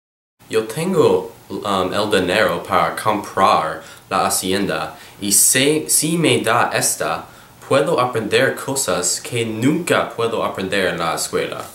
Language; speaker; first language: Spanish; non-native, learner; English